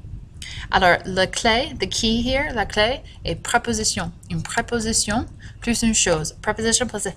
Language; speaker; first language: French; non-native, fluent; English